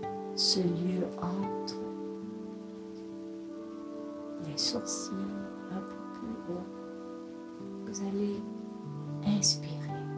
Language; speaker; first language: French; non-native, fluent; English